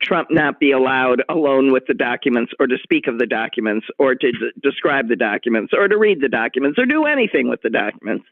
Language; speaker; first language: English; native; English